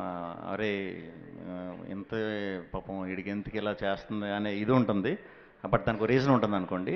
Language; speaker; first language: Telugu; native; Telugu